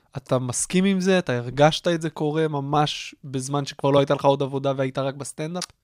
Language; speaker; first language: Hebrew; native; Hebrew